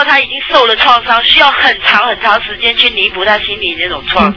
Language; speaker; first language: Chinese; native; Chinese